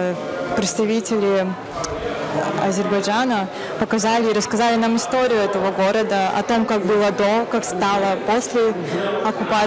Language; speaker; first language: Russian; non-native, fluent; Kyrgyz